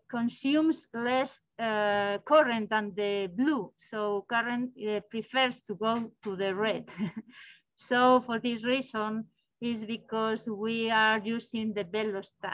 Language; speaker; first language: English; non-native, learner; Spanish